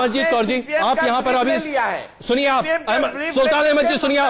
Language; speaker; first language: Hindi; native; Hindi